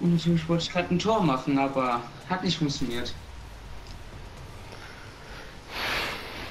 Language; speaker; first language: German; native; German